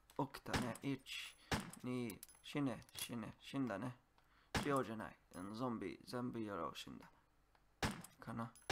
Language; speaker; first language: Japanese; non-native, learner; English